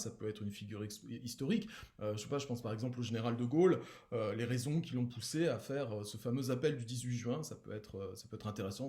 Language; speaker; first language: French; native; French